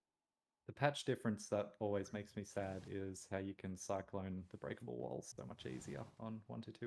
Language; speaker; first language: English; native; English